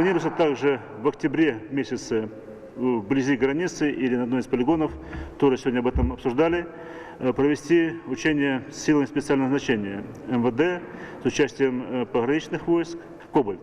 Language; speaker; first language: Russian; native; Russian